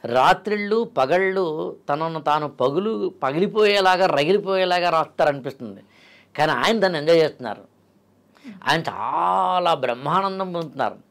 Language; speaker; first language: Telugu; native; Telugu